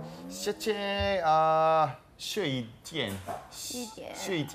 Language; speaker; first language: Chinese; non-native, learner; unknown